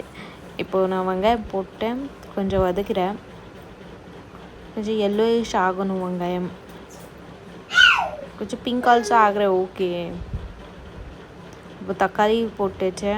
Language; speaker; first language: Tamil; non-native, learner; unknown